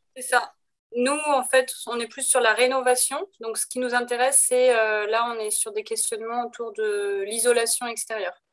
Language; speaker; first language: French; native; French